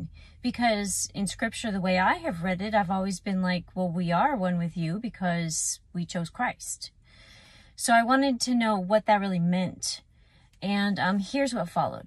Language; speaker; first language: English; native; English